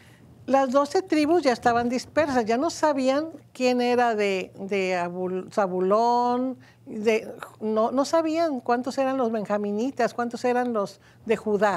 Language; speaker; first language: Spanish; native; Spanish